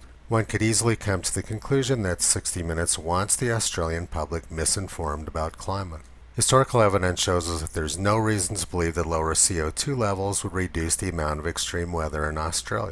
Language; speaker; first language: English; native; English